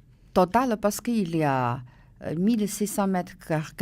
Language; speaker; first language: French; non-native, learner; Chinese